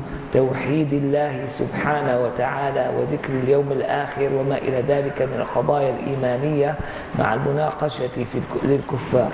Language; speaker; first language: Arabic; native; Arabic